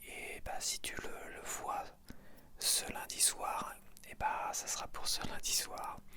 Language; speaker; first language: French; native; French